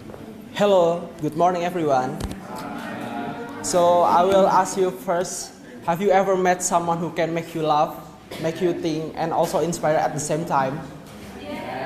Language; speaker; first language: English; non-native, learner; Indonesian